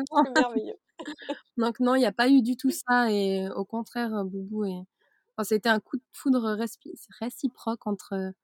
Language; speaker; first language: French; native; French